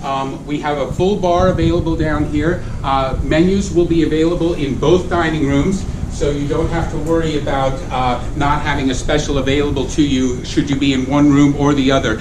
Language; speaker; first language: English; native; English